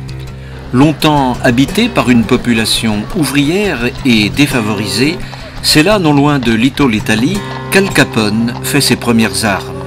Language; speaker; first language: French; non-native, fluent; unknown